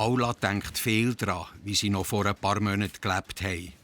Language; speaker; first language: German; native; German